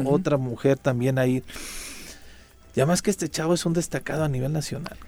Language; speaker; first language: Spanish; native; Spanish